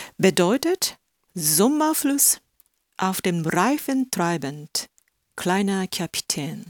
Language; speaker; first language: German; non-native, fluent; Japanese